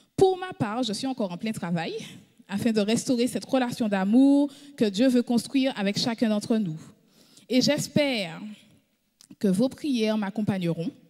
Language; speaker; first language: French; native; French